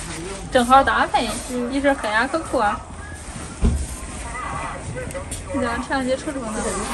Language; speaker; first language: Chinese; native; Chinese